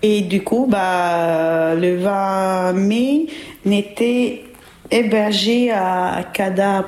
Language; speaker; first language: French; non-native, learner; Albanian